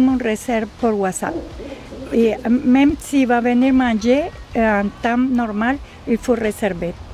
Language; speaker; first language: French; non-native, learner; Spanish